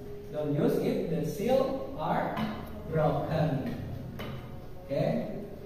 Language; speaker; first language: English; non-native, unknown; Indonesian